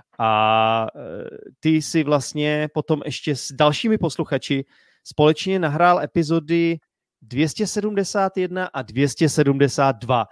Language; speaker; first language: Czech; native; Czech